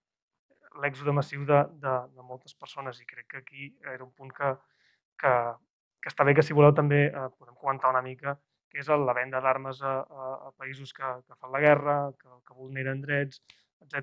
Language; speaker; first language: Catalan; native; Catalan